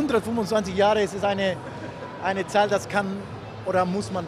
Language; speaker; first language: German; non-native, learner; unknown